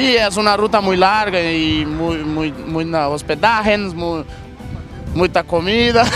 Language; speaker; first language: Spanish; non-native, learner; Portuguese